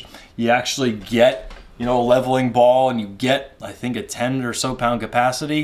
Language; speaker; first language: English; native; English